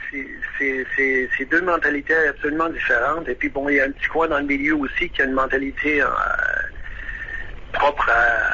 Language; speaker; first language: French; native; French